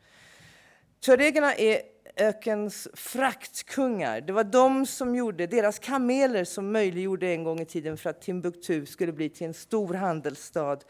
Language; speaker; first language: Swedish; non-native, fluent; English